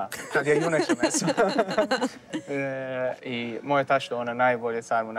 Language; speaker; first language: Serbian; non-native, fluent; Turkish